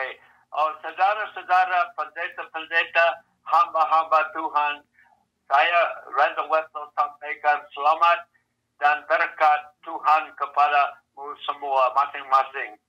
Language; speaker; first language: Indonesian; non-native, fluent; English